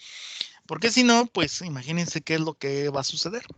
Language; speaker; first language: Spanish; native; Spanish